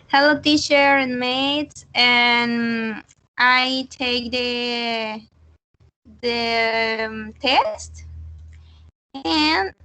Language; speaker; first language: English; non-native, learner; Spanish